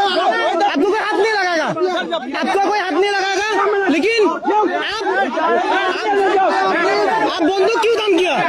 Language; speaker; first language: Hindi; non-native, learner; Bangla